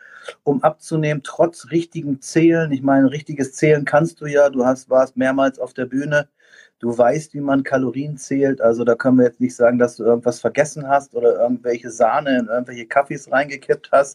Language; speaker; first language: German; native; German